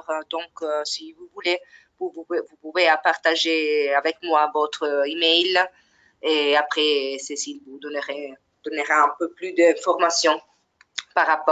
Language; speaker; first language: French; non-native, fluent; Italian